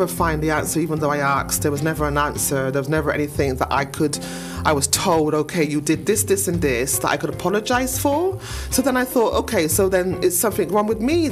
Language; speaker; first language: English; native; English